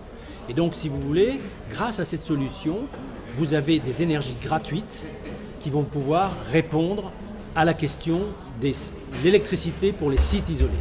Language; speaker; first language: French; native; French